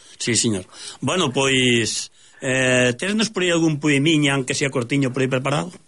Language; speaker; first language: Spanish; non-native, local second language; Galician